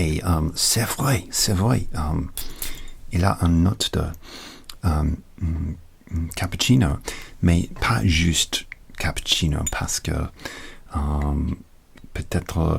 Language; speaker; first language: French; non-native, learner; English